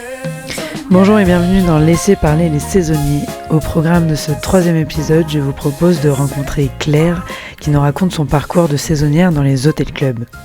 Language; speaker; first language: French; native; French